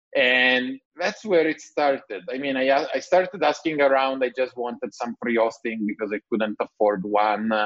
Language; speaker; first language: English; non-native, fluent; Italian